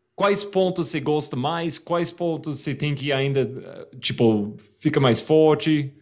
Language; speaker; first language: Portuguese; non-native, fluent; English